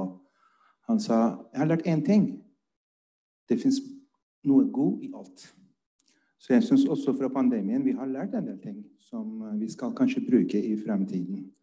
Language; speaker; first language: Norwegian; non-native, fluent; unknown